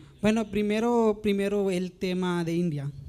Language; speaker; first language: Spanish; non-native, learner; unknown